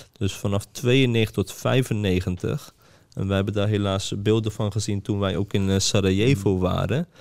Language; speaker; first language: Dutch; early bilingual, other home language; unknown